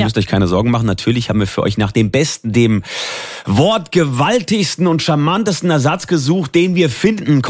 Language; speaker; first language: German; native; German